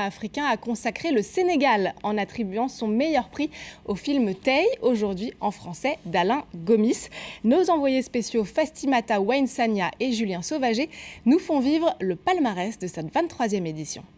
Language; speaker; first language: French; native; French